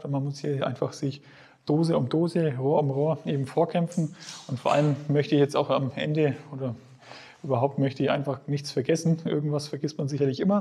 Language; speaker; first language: German; native; German